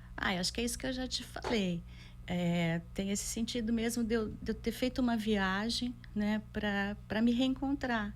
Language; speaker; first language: Portuguese; native; Portuguese